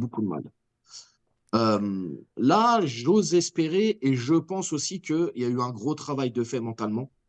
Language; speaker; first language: French; native; French